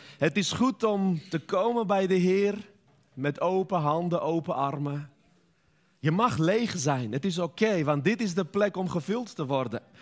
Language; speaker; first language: Dutch; non-native, fluent; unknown